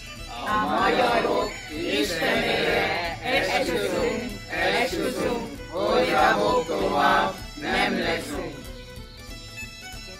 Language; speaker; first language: Hungarian; non-native, learner; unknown